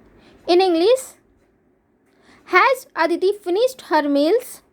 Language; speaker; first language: English; non-native, local second language; Hindi